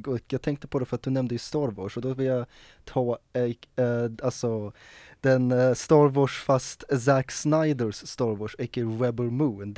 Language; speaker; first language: Swedish; native; Swedish